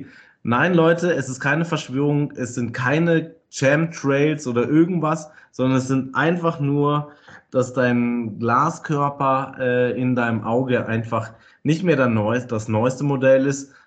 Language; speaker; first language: German; native; German